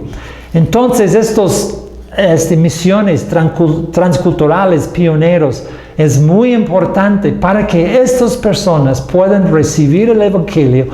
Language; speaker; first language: Spanish; non-native, fluent; English